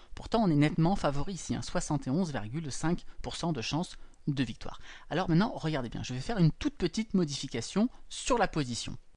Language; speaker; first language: French; native; French